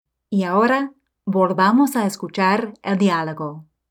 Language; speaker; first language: Spanish; non-native, fluent; English